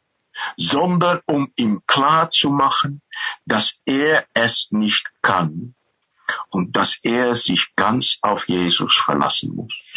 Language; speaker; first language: German; non-native, fluent; Dutch